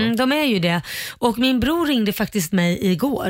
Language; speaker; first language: Swedish; native; Swedish